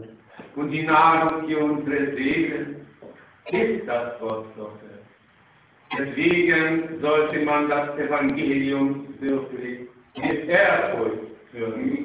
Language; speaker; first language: German; non-native, fluent; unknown